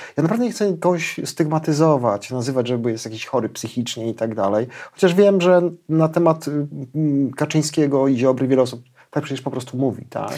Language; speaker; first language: Polish; native; Polish